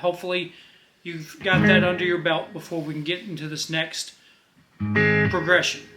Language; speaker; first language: English; native; English